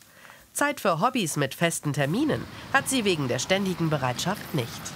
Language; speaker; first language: German; native; German